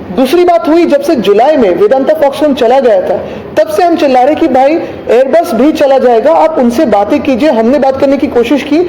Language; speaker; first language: Hindi; non-native, local second language; Marathi